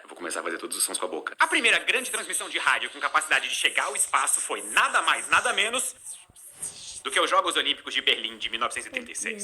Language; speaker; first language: Portuguese; native; Portuguese